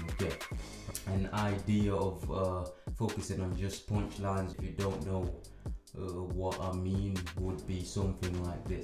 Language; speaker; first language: English; native; English